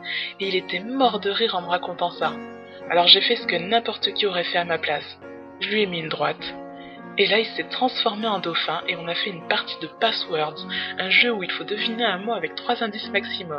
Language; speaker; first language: French; native; French